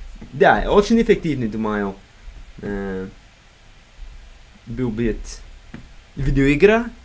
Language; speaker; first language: Russian; non-native, learner; English